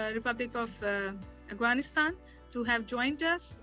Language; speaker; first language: English; non-native, local second language; Urdu